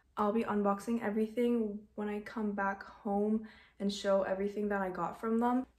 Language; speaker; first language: English; native; English